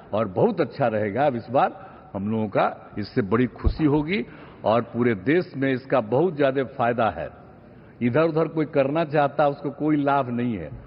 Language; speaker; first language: Hindi; native; Hindi